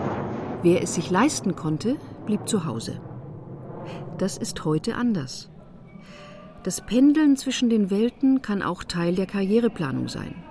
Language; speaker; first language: German; native; German